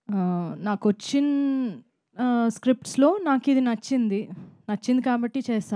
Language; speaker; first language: Telugu; non-native, fluent; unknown